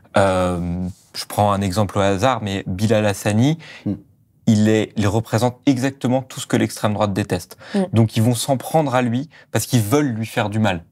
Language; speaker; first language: French; native; French